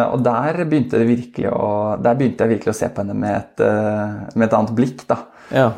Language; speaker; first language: Norwegian; native; Norwegian